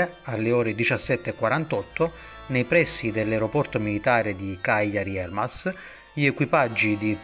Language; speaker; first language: Italian; native; Italian